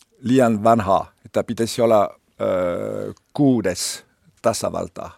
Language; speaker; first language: Finnish; non-native, learner; French